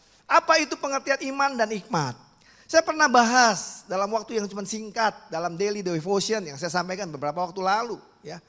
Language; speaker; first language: Indonesian; native; Indonesian